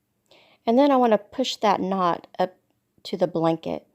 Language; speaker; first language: English; native; English